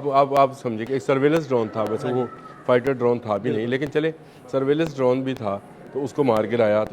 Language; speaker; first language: Urdu; native; Urdu